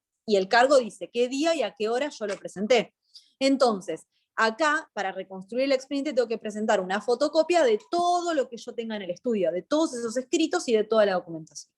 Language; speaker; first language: Spanish; native; Spanish